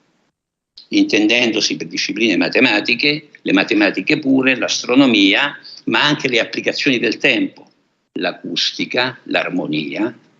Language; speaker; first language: Italian; native; Italian